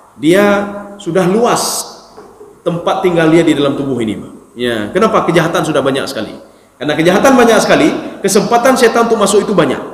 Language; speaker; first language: Malay; non-native, local second language; Achinese